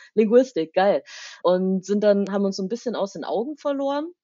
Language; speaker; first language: German; native; German